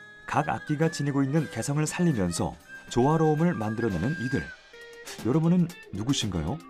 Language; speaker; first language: Korean; native; Korean